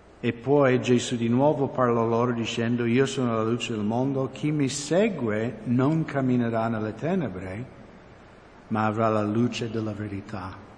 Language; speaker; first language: Italian; non-native, fluent; English